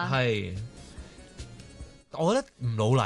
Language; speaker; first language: Cantonese; native; Cantonese